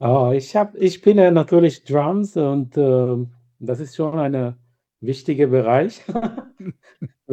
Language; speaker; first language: German; non-native, fluent; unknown